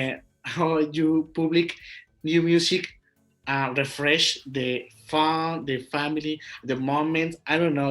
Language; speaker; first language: English; non-native, learner; Spanish